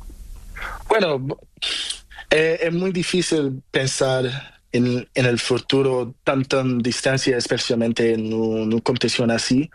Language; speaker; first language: Spanish; non-native, learner; Portuguese